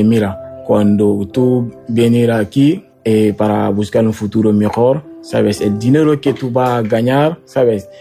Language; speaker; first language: Spanish; non-native, learner; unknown